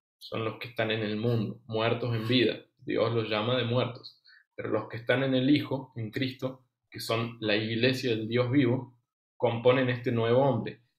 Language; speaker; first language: Spanish; native; Spanish